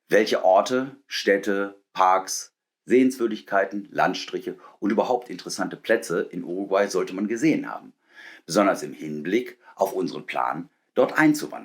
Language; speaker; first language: German; native; German